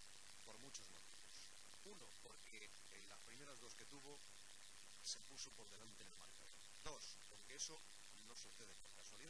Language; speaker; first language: Spanish; native; Spanish